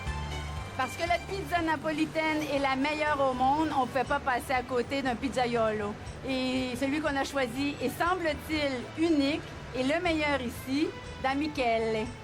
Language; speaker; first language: French; native; French